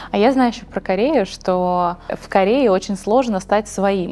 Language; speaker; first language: Russian; native; Russian